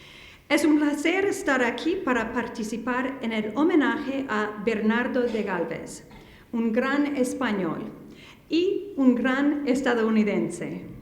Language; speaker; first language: Spanish; non-native, fluent; English